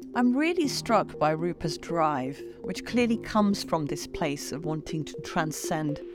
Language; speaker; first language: English; native; English